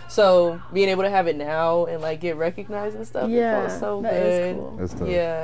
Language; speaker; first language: English; native; English